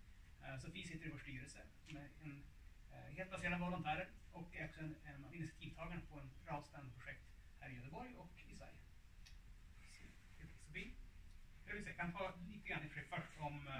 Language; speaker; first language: Swedish; native; Swedish